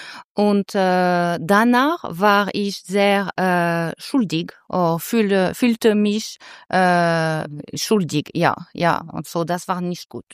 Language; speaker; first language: German; non-native, learner; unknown